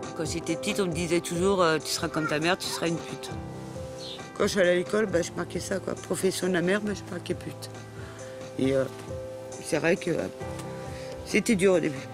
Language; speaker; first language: French; native; French